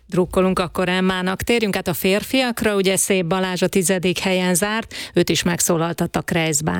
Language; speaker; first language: Hungarian; native; Hungarian